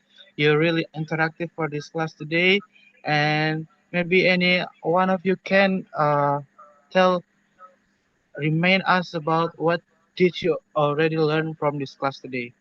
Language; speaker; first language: English; non-native, learner; Indonesian